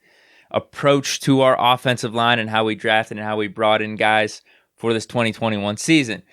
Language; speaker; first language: English; native; English